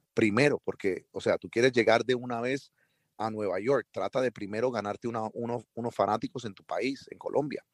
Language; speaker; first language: Spanish; early bilingual, heritage; Spanish